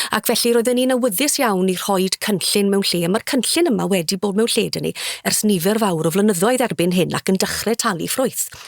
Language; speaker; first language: Welsh; native; Welsh